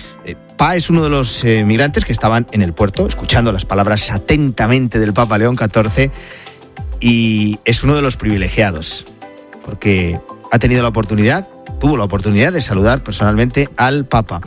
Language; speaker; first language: Spanish; native; Spanish